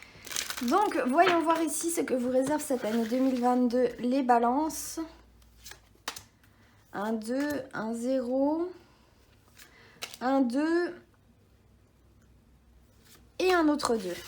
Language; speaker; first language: French; native; French